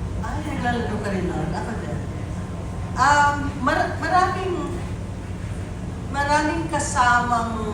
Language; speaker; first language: Filipino; native; Filipino